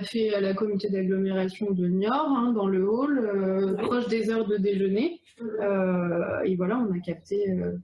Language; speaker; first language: French; native; French